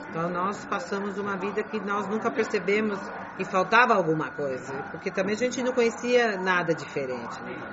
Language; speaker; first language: Portuguese; early bilingual, heritage; Portuguese